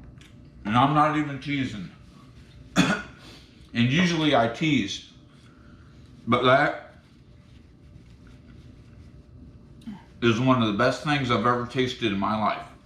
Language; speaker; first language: English; native; English